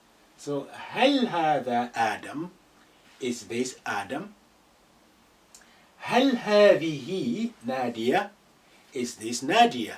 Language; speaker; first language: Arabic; non-native, fluent; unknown